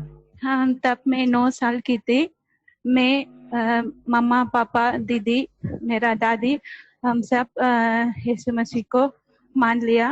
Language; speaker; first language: Hindi; non-native, local second language; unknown